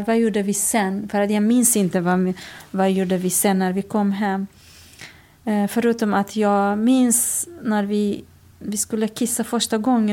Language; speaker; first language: Swedish; non-native, fluent; Kurdish